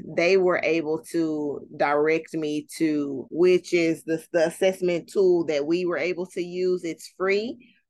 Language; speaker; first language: English; native; English